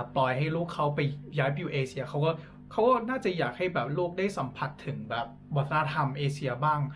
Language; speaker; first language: Thai; non-native, fluent; English